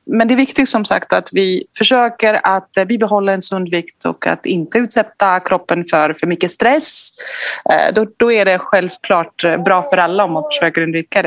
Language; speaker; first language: Swedish; non-native, fluent; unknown